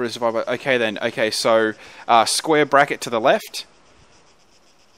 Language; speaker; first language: English; native; English